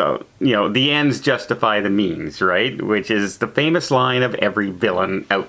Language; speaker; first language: English; native; English